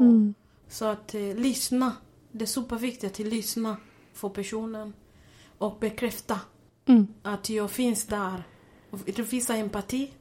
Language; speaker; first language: Swedish; non-native, fluent; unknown